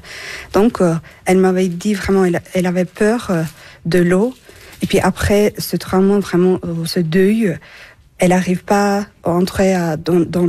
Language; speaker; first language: French; non-native, fluent; Turkish